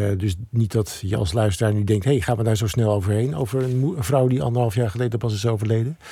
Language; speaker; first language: Dutch; native; Dutch